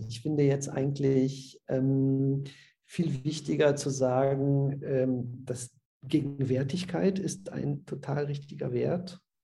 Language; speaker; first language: German; early bilingual, other home language; Russian